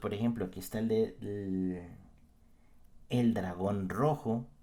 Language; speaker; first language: Spanish; native; Spanish